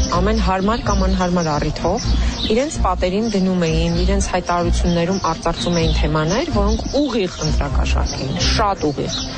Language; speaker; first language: Armenian; native; Armenian